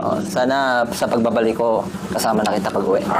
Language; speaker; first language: Filipino; native; Filipino